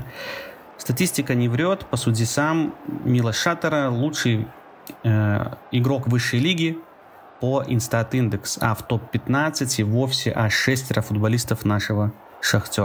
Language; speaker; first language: Russian; native; Russian